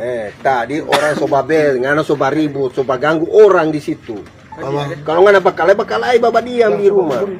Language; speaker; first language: Malay; native; Malay